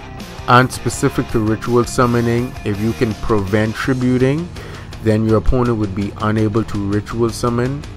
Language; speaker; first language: English; native; English